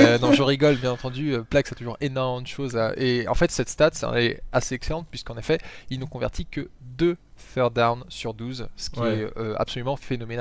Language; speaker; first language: French; native; French